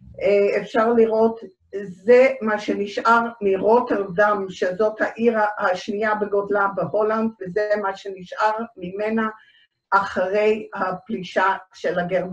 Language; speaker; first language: Hebrew; early bilingual, other home language; Dutch